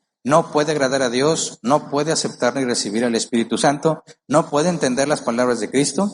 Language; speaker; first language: Spanish; native; Spanish